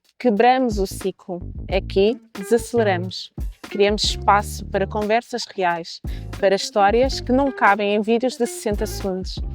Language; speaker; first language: Portuguese; native; Portuguese